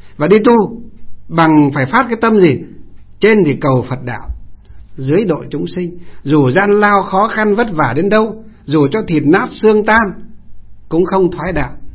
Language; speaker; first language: Vietnamese; native; Vietnamese